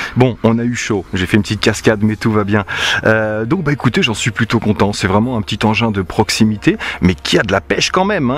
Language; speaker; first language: French; native; French